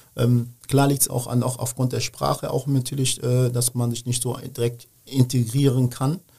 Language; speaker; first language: German; early bilingual, other home language; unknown